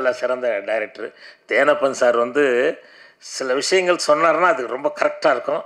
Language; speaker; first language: Tamil; native; Tamil